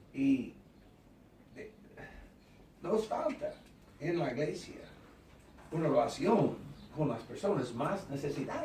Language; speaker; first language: Spanish; non-native, learner; English